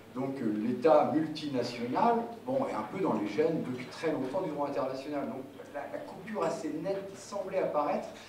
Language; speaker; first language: French; native; French